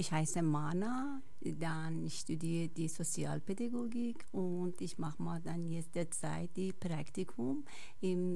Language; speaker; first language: German; non-native, local second language; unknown